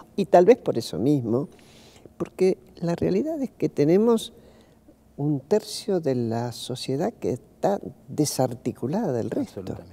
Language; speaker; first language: Spanish; native; Spanish